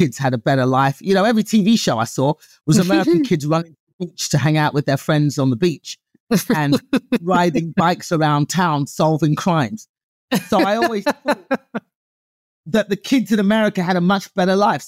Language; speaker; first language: English; native; English